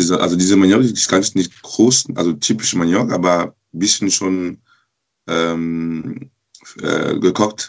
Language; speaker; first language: German; non-native, learner; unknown